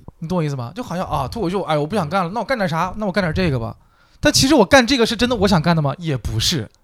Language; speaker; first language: Chinese; native; Chinese